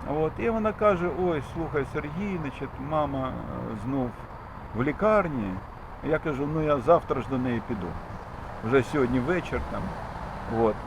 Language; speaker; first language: Ukrainian; non-native, fluent; Russian